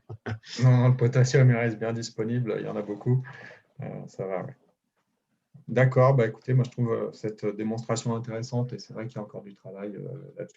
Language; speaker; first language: French; native; French